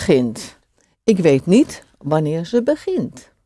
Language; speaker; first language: Dutch; non-native, fluent; English